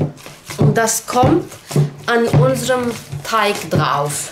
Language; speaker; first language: German; non-native, learner; Turkish